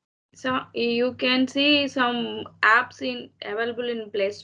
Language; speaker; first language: English; non-native, learner; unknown